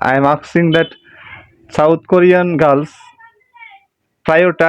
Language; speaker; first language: English; non-native, learner; Bangla